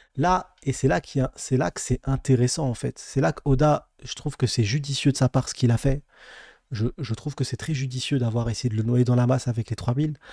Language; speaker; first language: French; native; French